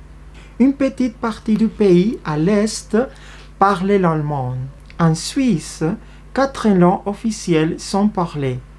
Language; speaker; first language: French; non-native, fluent; Spanish